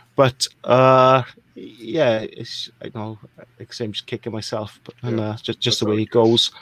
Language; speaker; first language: English; native; English